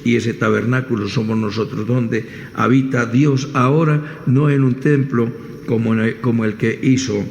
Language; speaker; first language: Spanish; native; Spanish